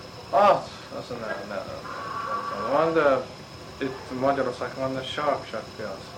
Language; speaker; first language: Hungarian; non-native, learner; Chinese